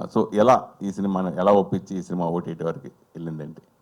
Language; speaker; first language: Telugu; native; Telugu